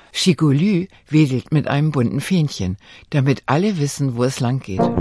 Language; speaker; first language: German; native; German